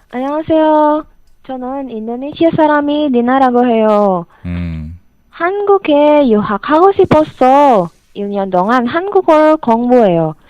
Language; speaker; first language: Korean; non-native, learner; Indonesian